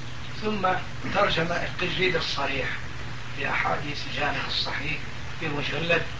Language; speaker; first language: Arabic; non-native, fluent; Turkish